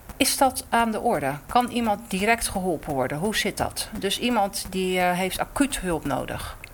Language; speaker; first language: Dutch; native; Dutch